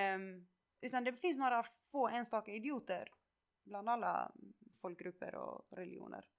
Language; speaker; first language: Swedish; early bilingual, other home language; Kurdish